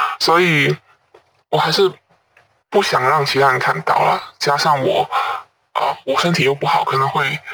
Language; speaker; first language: Chinese; non-native, local second language; Cantonese